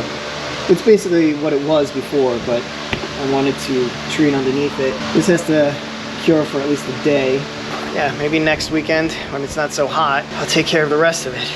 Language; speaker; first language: English; native; English